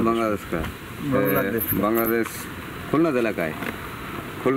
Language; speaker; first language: Hindi; non-native, learner; Bangla